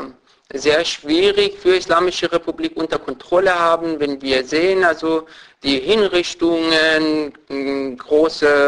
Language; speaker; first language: German; non-native, fluent; Persian